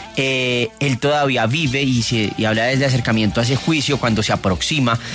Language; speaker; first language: Spanish; native; Spanish